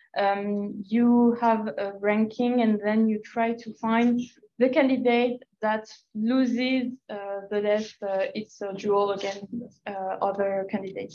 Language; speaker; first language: English; non-native, fluent; French